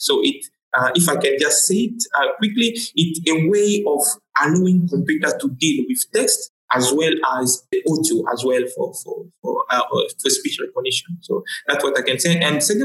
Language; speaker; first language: English; non-native, fluent; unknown